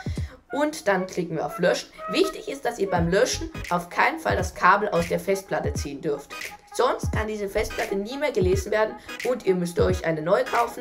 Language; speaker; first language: German; native; German